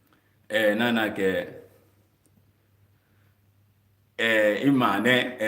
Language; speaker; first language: Japanese; non-native, learner; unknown